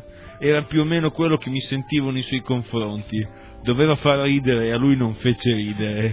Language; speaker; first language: Italian; native; Italian